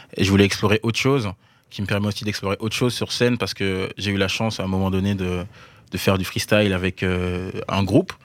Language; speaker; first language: French; native; French